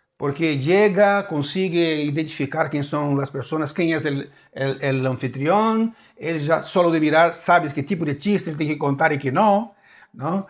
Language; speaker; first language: Spanish; non-native, fluent; Portuguese